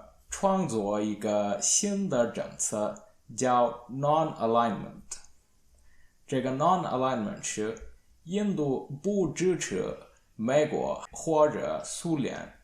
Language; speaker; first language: Chinese; non-native, learner; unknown